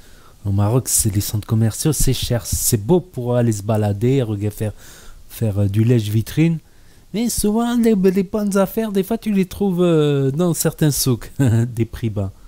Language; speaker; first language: French; early bilingual, other home language; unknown